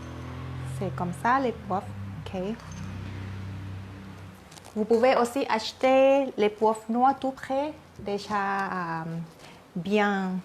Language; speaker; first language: French; non-native, learner; Thai